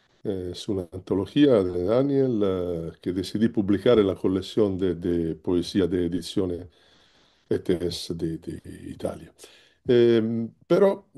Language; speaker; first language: Spanish; non-native, learner; Italian